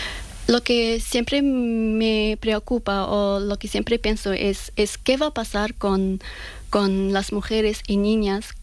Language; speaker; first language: Spanish; non-native, fluent; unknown